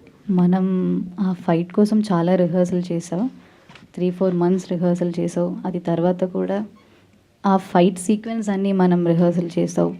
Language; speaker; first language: Telugu; non-native, learner; Malayalam